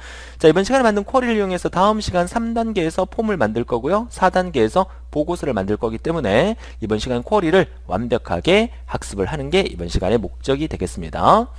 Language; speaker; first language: Korean; native; Korean